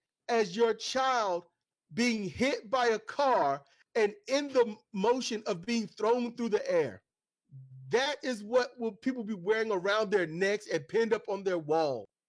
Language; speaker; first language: English; native; English